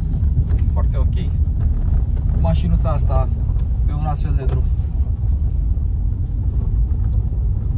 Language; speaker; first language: Romanian; native; Romanian